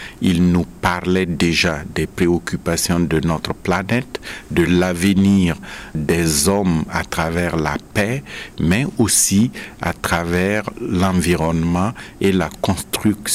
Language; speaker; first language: French; non-native, local second language; Mossi